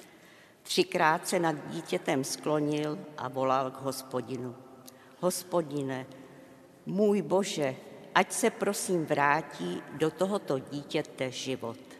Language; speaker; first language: Czech; native; Czech